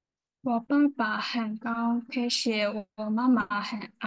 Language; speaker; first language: Chinese; non-native, learner; Thai